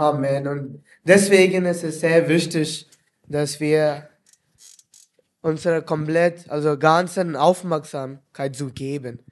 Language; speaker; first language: German; non-native, learner; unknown